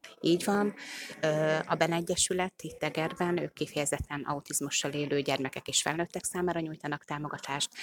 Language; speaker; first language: Hungarian; native; Hungarian